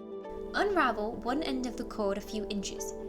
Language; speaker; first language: English; native; English